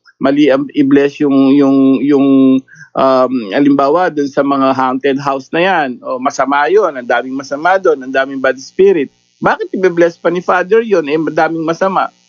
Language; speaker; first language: Filipino; native; Filipino